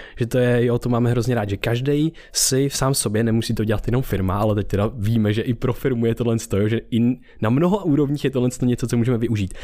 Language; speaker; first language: Czech; native; Czech